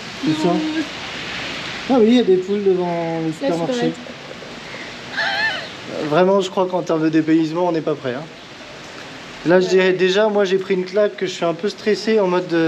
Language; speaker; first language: French; native; French